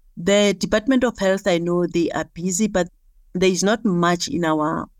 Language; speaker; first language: English; non-native, local second language; Southern Sotho